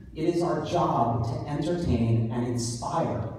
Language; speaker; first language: English; native; English